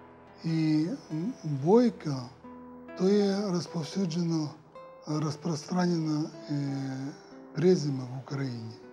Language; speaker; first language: Ukrainian; early bilingual, heritage; Serbian